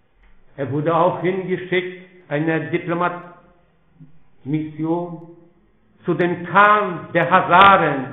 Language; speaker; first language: German; non-native, fluent; Polish